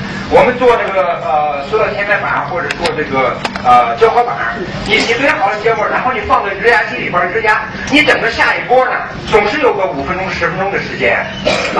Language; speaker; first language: Chinese; early bilingual, other home language; English